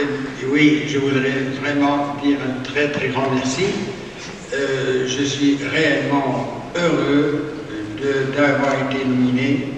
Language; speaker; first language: French; native; French